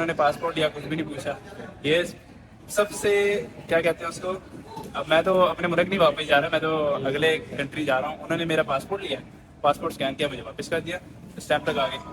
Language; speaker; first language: Urdu; non-native, local second language; Punjabi